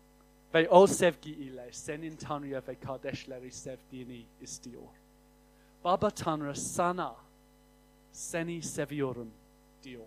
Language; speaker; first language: Turkish; non-native, fluent; English